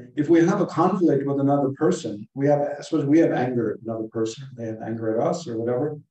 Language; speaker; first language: English; native; English